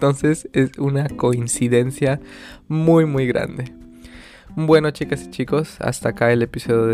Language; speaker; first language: Spanish; early bilingual, other home language; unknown